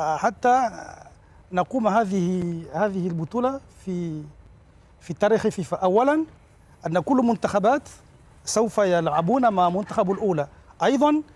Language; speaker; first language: Arabic; non-native, local second language; Comorian